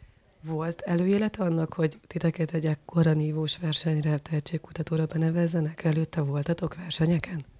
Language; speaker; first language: Hungarian; native; Hungarian